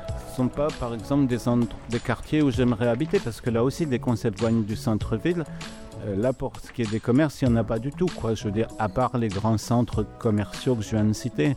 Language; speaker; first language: French; native; French